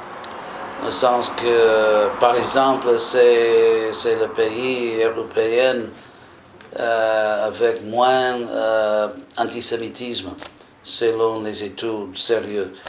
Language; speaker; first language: French; non-native, fluent; English